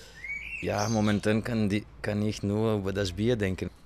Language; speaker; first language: German; non-native, learner; Portuguese